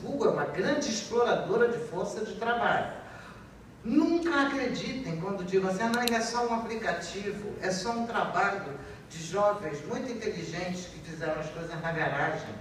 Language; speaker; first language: Portuguese; native; Portuguese